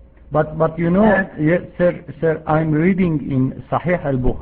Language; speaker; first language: English; non-native, fluent; Arabic